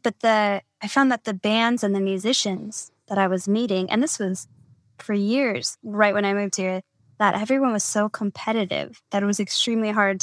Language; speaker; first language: English; native; English